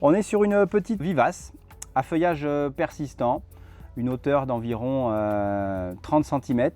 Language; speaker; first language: French; native; French